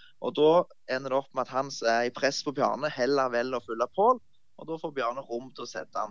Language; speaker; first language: Norwegian; native; Norwegian